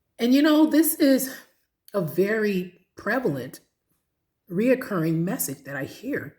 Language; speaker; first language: English; native; English